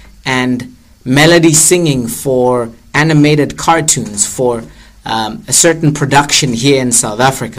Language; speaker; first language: English; non-native, local second language; Zulu